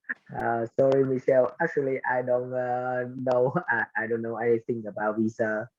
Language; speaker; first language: English; non-native, learner; Vietnamese